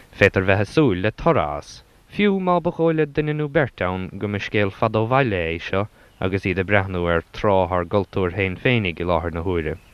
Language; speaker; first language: Irish; native; Irish